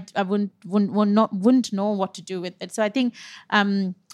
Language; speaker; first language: English; non-native, local second language; Punjabi